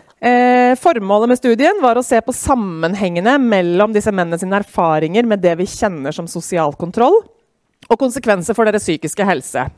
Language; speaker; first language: Norwegian; native; Norwegian